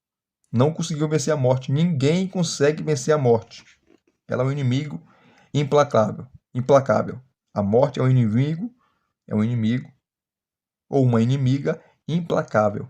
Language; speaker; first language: Portuguese; native; Portuguese